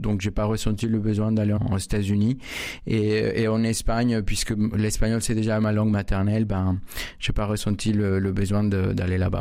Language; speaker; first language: French; non-native, fluent; Spanish